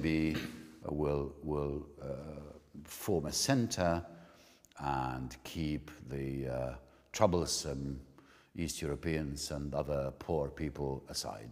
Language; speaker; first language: English; non-native, fluent; Hungarian